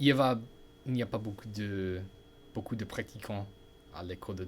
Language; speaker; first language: French; non-native, learner; English